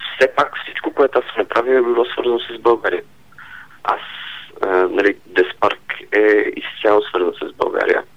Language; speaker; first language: Bulgarian; early bilingual, heritage; Bulgarian